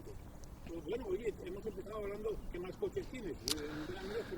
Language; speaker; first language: Spanish; native; Spanish